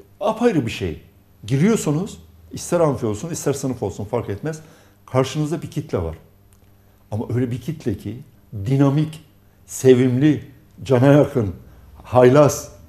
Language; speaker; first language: Turkish; non-native, local second language; Arabic